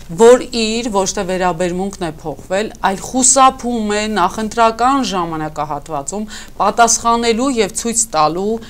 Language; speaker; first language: Armenian; native; Armenian